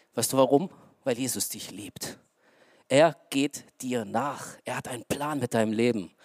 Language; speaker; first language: German; early bilingual, other home language; Romanian